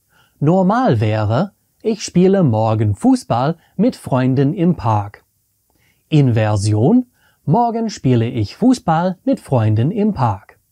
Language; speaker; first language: German; non-native, fluent; English